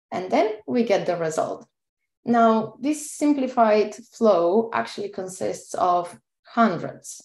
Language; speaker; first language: English; non-native, fluent; Bulgarian